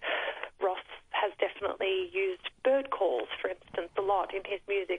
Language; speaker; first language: English; native; English